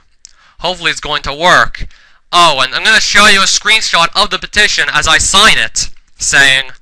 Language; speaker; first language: English; native; English